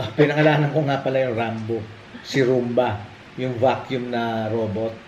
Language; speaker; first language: Filipino; native; Filipino